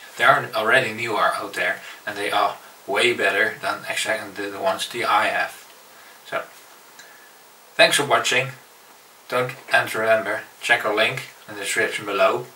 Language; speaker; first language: English; non-native, fluent; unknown